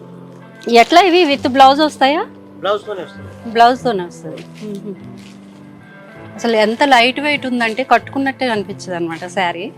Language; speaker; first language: Telugu; native; Telugu